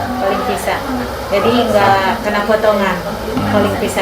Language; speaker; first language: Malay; non-native, local second language; Sundanese